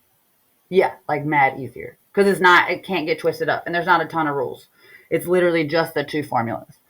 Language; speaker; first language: English; native; English